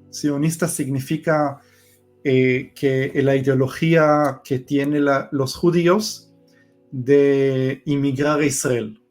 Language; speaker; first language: Spanish; early bilingual, heritage; Hebrew